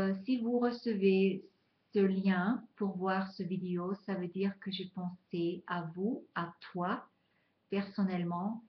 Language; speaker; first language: French; non-native, fluent; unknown